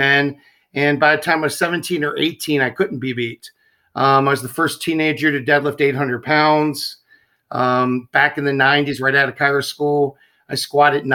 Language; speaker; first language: English; native; English